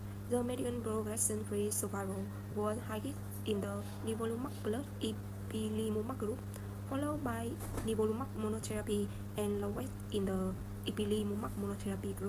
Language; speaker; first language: English; non-native, learner; Vietnamese